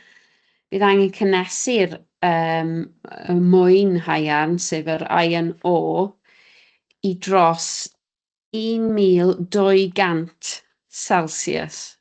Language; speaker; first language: Welsh; native; Welsh